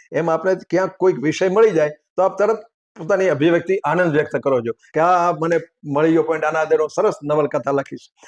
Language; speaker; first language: Gujarati; native; Gujarati